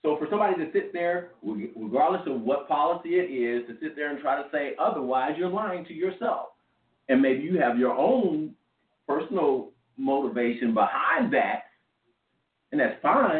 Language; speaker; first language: English; native; English